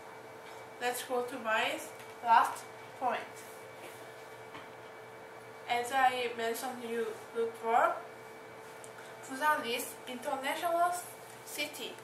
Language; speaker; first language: English; non-native, learner; Korean